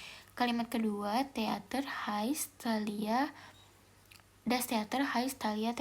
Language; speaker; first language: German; non-native, learner; Indonesian